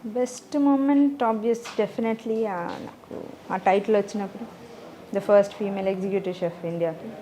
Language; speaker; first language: Telugu; native; Telugu